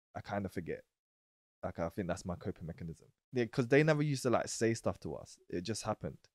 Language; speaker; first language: English; native; English